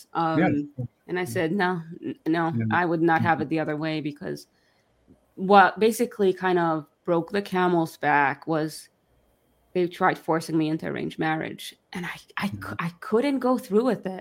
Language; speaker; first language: English; early bilingual, other home language; Yiddish